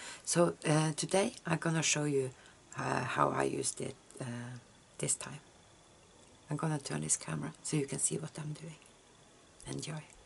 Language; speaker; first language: English; non-native, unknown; Norwegian